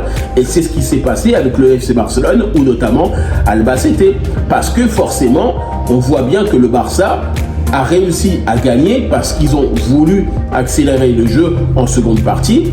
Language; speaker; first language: French; native; French